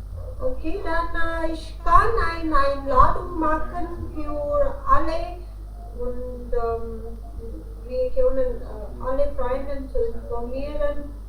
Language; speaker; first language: German; non-native, learner; Hindi